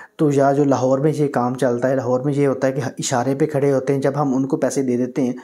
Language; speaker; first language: Urdu; non-native, local second language; Punjabi